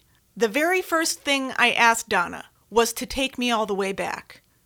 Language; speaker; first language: English; native; English